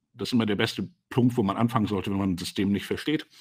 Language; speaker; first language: German; native; German